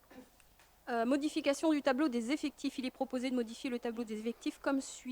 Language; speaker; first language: French; native; French